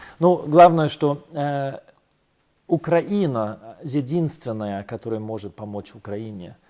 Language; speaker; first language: Russian; non-native, fluent; Swedish